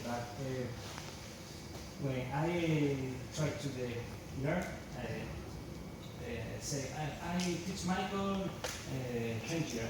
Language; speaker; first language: English; non-native, learner; Spanish